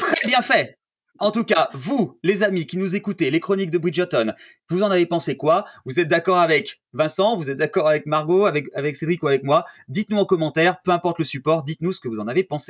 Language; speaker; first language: French; native; French